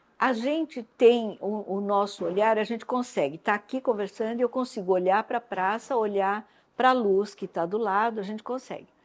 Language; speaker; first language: Portuguese; non-native, local second language; Japanese